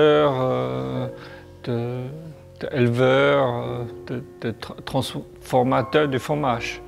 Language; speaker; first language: French; non-native, learner; Chinese